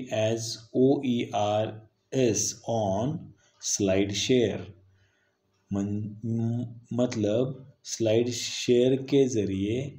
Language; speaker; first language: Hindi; non-native, local second language; Marathi